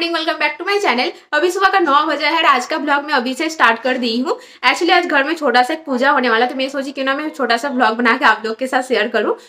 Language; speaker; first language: Hindi; non-native, local second language; Bangla